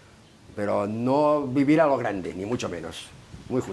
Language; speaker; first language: Spanish; native; Spanish